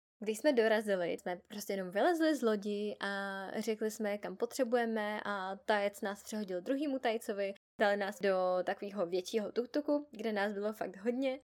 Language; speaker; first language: Czech; native; Czech